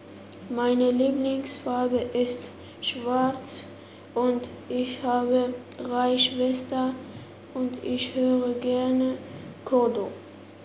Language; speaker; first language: German; early bilingual, other home language; Kurdish